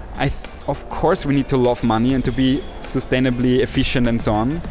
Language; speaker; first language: English; non-native, fluent; German